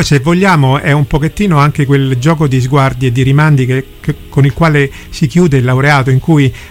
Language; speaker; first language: Italian; native; Italian